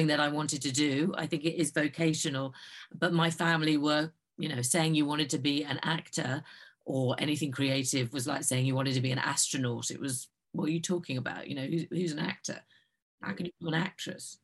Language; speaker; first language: English; native; English